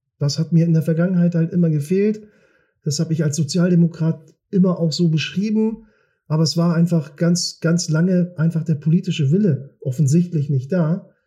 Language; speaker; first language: German; early bilingual, other home language; Turkish